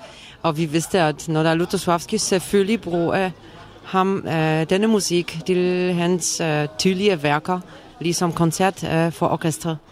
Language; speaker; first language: Danish; non-native, fluent; Polish